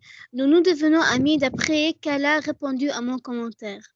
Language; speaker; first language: French; non-native, learner; Arabic